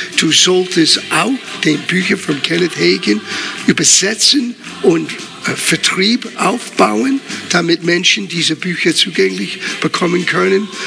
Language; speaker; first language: German; non-native, fluent; English